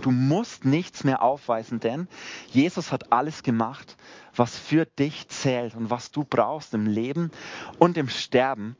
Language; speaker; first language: German; native; German